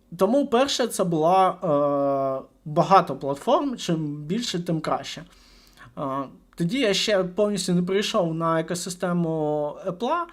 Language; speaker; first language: Ukrainian; non-native, local second language; Russian